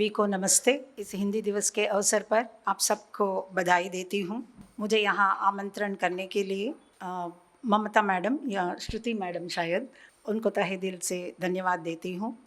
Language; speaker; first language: Hindi; non-native, local second language; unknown